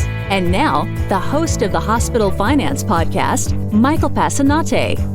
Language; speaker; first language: English; native; English